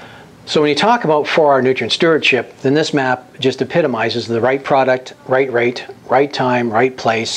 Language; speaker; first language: English; native; English